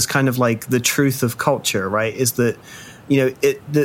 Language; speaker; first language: English; native; English